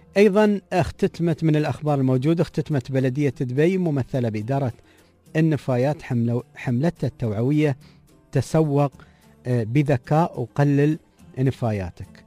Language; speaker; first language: Arabic; native; Arabic